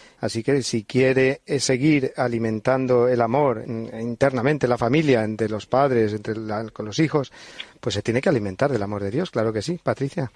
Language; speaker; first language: Spanish; native; Spanish